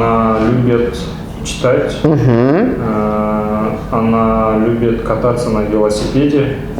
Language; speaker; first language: Russian; non-native, local second language; Kazakh